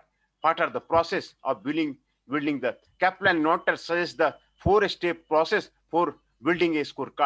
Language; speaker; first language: English; non-native, local second language; Hindi